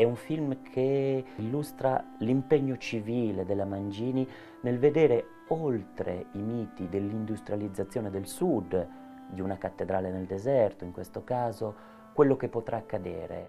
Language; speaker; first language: Italian; native; Italian